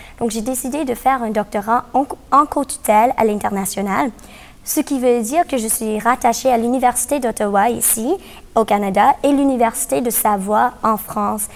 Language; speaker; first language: French; non-native, local second language; English